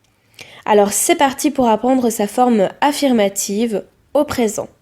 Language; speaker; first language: French; native; French